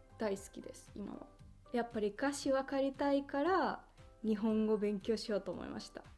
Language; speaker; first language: Japanese; non-native, fluent; Finnish